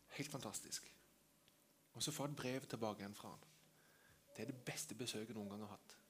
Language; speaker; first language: Norwegian; native; Norwegian